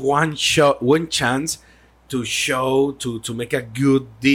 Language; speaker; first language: English; non-native, learner; Spanish